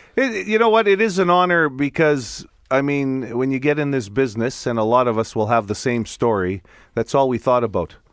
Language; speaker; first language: English; non-native, fluent; Italian